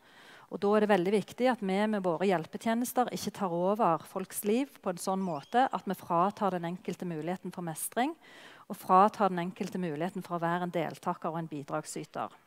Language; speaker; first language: Norwegian; native; Norwegian